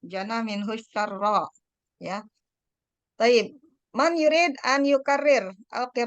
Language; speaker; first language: Arabic; non-native, fluent; Indonesian